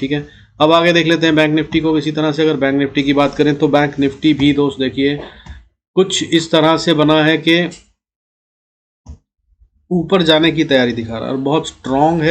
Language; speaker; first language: Hindi; native; Hindi